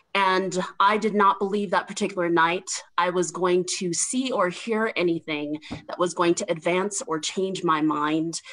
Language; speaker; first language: English; native; English